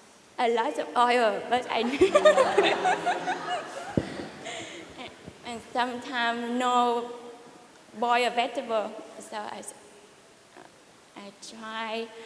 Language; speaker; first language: English; non-native, learner; Vietnamese